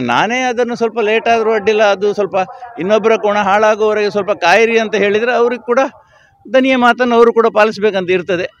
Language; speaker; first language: Kannada; native; Kannada